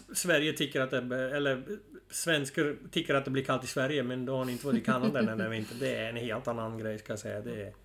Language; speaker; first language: Swedish; non-native, fluent; Dutch